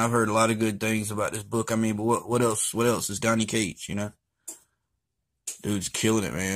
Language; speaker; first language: English; native; English